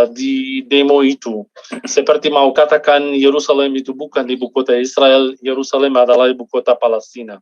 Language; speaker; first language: Indonesian; non-native, fluent; Arabic